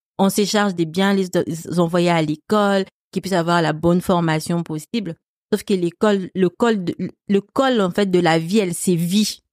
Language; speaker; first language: French; non-native, local second language; Lingala